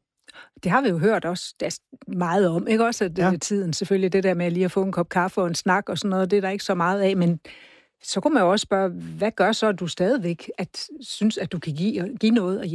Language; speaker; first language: Danish; native; Danish